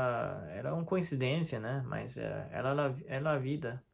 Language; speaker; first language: Portuguese; non-native, fluent; Chinese